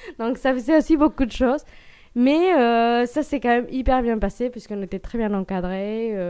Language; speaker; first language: French; non-native, fluent; Spanish